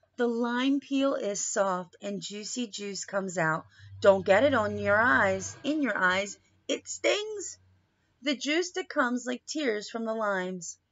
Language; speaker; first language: English; native; English